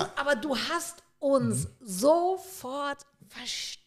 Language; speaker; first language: German; native; German